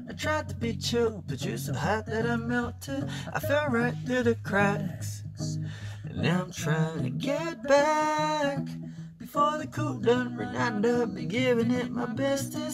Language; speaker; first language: English; early bilingual, other home language; Korean